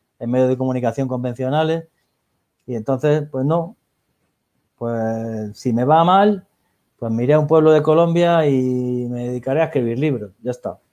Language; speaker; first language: Spanish; native; Spanish